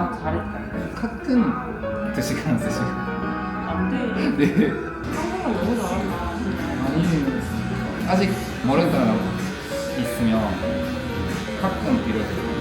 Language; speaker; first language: Korean; non-native, learner; Japanese